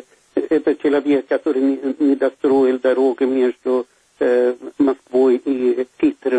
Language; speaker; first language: Russian; non-native, fluent; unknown